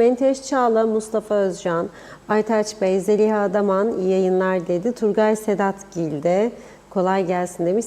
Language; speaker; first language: Turkish; native; Turkish